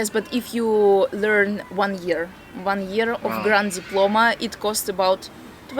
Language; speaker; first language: English; non-native, fluent; Latvian